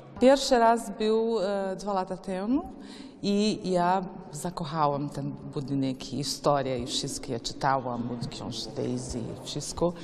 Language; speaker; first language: Polish; non-native, learner; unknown